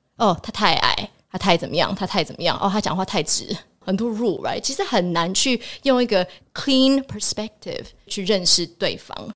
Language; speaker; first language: Chinese; early bilingual, heritage; Chinese